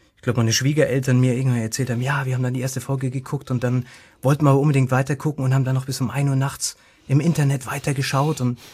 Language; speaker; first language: German; native; German